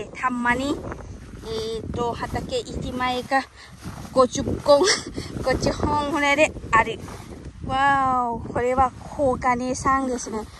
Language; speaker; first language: Japanese; non-native, learner; Lao